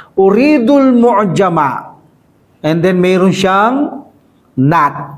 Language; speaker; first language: Filipino; native; Filipino